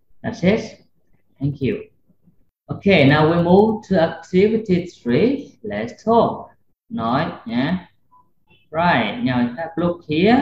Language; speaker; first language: English; non-native, fluent; Vietnamese